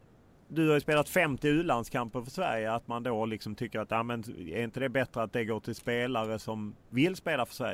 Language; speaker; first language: Swedish; native; Swedish